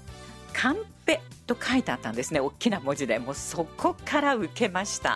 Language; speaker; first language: Japanese; native; Japanese